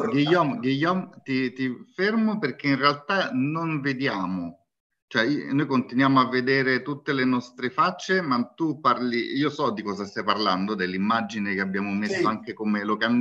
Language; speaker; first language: Italian; native; Italian